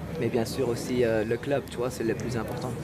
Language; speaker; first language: French; non-native, local second language; Dutch